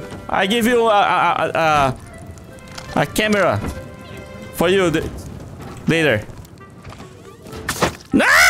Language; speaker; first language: English; non-native, learner; Portuguese